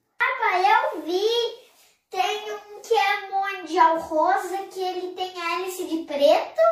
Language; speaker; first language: Portuguese; native; Portuguese